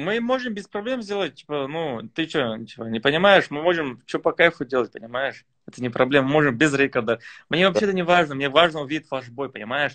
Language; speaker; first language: Russian; native; Russian